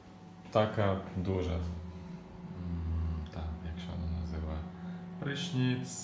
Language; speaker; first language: Polish; non-native, fluent; Ukrainian